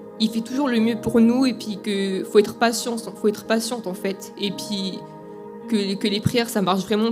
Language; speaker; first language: French; early bilingual, other home language; Spanish